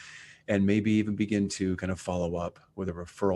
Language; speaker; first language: English; native; English